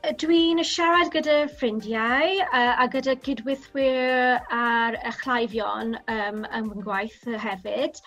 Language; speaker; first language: Welsh; non-native, local second language; English